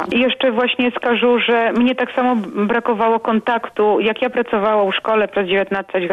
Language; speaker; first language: Polish; non-native, local second language; Belarusian